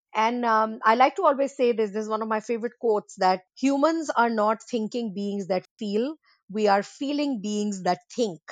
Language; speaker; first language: English; non-native, local second language; Hindi